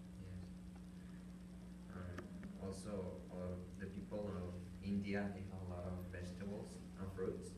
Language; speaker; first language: English; non-native, learner; Spanish